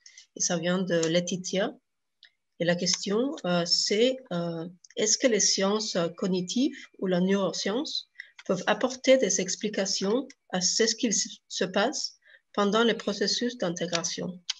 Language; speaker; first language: French; non-native, fluent; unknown